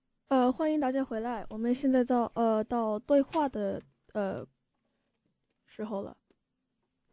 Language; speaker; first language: Chinese; early bilingual, heritage; Chinese